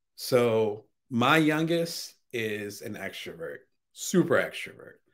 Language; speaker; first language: English; native; English